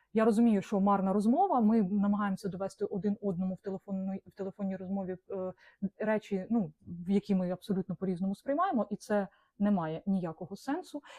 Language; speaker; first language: Ukrainian; non-native, local second language; Russian